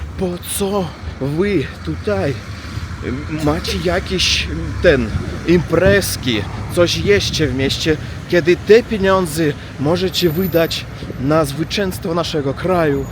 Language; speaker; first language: Polish; non-native, learner; Russian